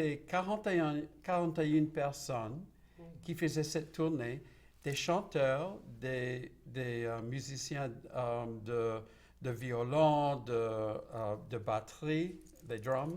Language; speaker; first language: French; non-native, local second language; English